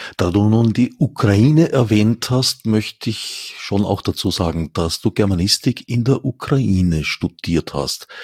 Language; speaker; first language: German; native; German